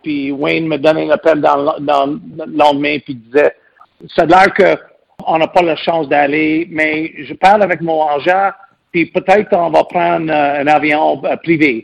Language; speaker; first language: French; non-native, local second language; English